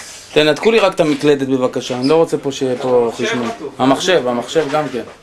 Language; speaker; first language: Hebrew; native; Hebrew